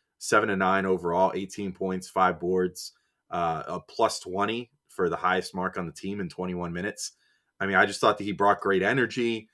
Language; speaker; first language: English; native; English